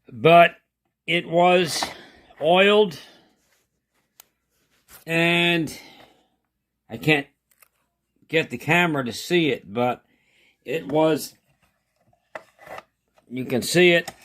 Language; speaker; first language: English; native; English